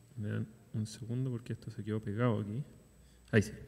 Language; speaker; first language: Spanish; native; Spanish